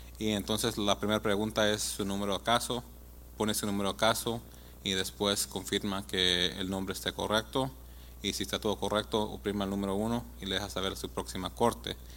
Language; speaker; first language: Spanish; early bilingual, heritage; Spanish